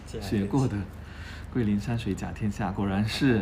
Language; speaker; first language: Chinese; non-native, fluent; Thai